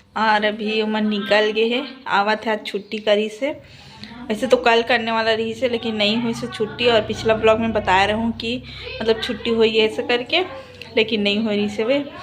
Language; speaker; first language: Hindi; native; Hindi